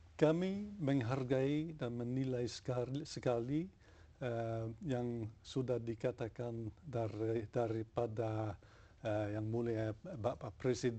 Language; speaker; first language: Indonesian; non-native, fluent; Dutch